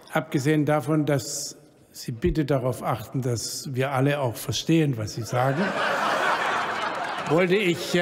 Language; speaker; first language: German; non-native, local second language; Low German